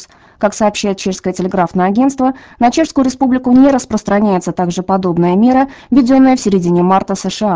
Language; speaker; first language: Russian; native; Russian